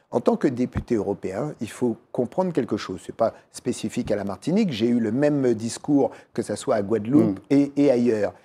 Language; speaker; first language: French; native; French